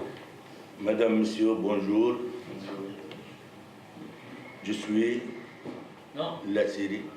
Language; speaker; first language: French; non-native, learner; Arabic